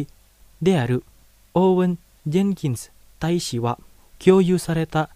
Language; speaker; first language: Japanese; non-native, fluent; Indonesian